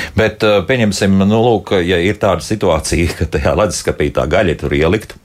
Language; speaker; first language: Latvian; native; Latvian